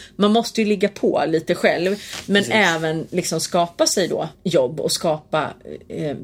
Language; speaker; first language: Swedish; native; Swedish